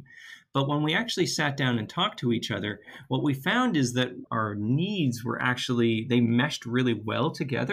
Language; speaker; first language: English; native; English